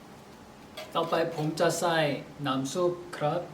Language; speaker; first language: Thai; non-native, learner; Korean